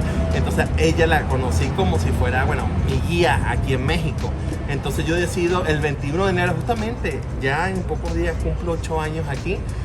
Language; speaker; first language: Spanish; native; Spanish